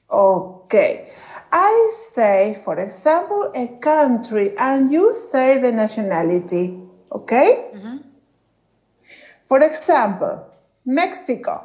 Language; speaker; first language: English; non-native, learner; Spanish